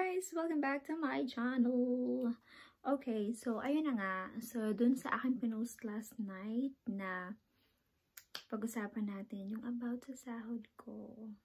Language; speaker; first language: Filipino; non-native, local second language; Waray